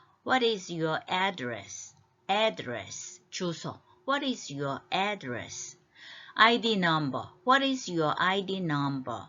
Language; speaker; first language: English; non-native, fluent; Korean